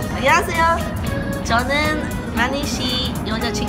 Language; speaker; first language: Korean; non-native, learner; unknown